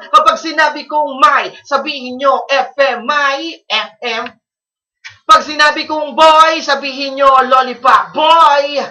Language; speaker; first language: Filipino; non-native, local second language; Iloko